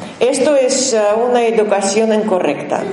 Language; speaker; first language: Spanish; non-native, learner; Russian